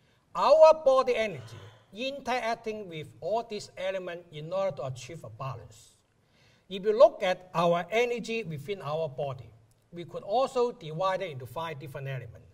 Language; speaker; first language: English; non-native, local second language; Cantonese